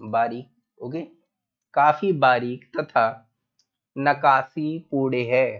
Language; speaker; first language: Hindi; native; Hindi